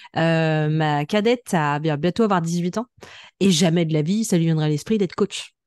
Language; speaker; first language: French; native; French